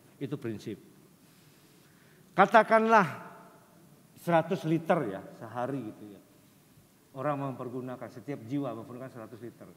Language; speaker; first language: Indonesian; native; Indonesian